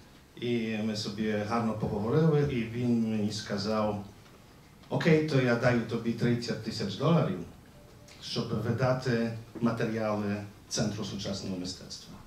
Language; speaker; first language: Ukrainian; native; Ukrainian